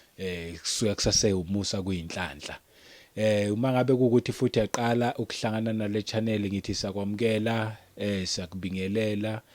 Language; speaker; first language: Zulu; native; Zulu